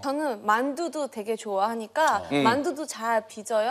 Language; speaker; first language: Korean; non-native, fluent; Chinese